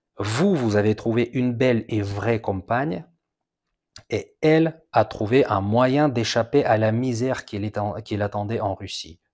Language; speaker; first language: French; non-native, fluent; Russian